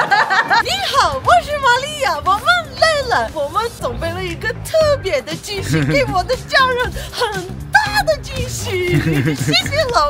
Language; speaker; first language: Chinese; non-native, learner; Armenian